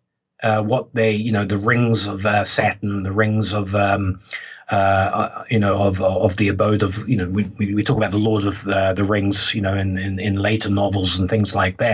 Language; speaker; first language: English; native; English